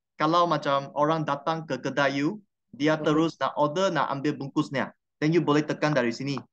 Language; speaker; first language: Malay; non-native, local second language; Chinese